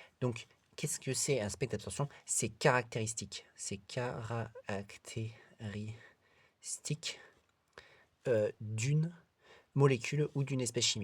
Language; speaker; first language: French; native; French